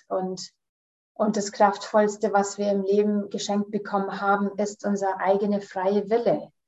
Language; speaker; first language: German; early bilingual, heritage; German